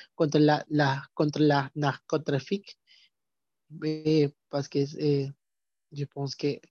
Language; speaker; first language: French; non-native, learner; Spanish